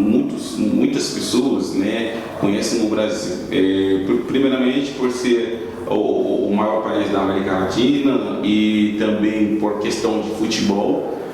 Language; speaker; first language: Portuguese; non-native, fluent; Haitian Creole